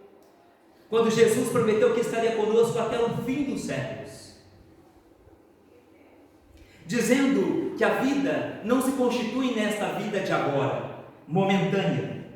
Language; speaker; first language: Portuguese; native; Portuguese